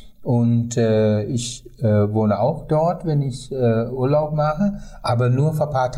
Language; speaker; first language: German; non-native, fluent; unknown